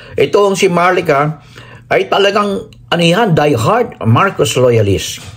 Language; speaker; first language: Filipino; native; Filipino